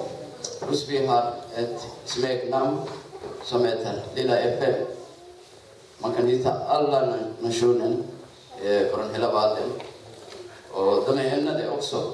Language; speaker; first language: Swedish; non-native, learner; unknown